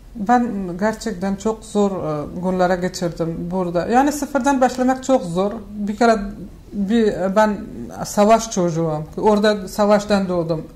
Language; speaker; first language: Turkish; non-native, learner; Persian